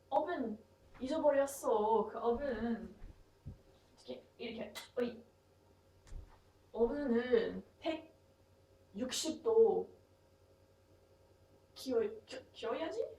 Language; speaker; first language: Korean; non-native, learner; English